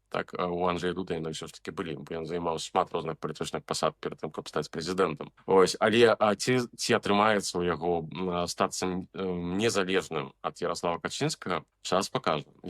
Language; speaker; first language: Belarusian; native; Belarusian